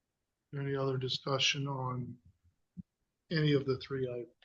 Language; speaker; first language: English; native; English